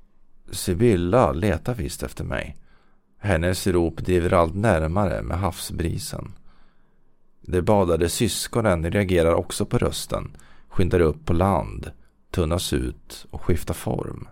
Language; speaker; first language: Swedish; native; Swedish